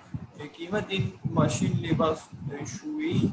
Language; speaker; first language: Persian; non-native, learner; Urdu